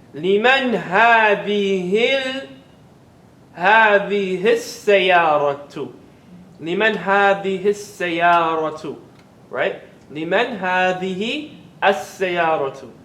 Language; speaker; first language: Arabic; non-native, fluent; English